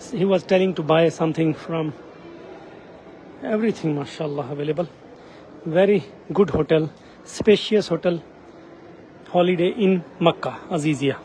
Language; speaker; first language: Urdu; non-native, local second language; Saraiki